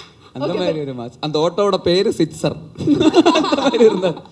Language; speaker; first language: Tamil; non-native, learner; Malayalam